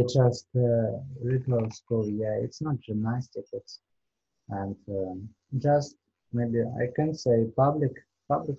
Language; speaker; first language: English; non-native, learner; Russian